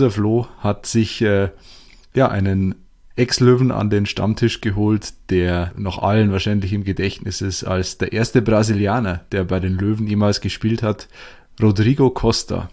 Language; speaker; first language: German; native; German